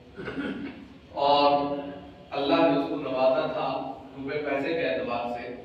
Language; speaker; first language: Urdu; native; Urdu